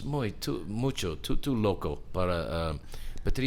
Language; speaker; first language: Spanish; non-native, learner; English